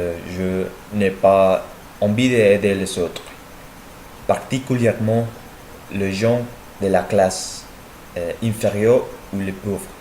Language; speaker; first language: French; non-native, learner; Spanish